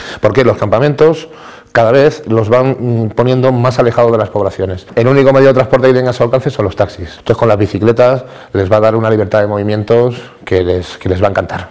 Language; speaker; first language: Spanish; native; Spanish